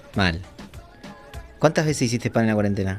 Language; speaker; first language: Spanish; native; Spanish